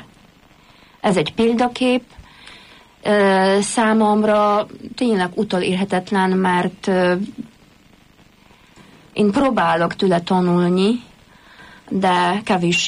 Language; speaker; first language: Hungarian; non-native, fluent; Polish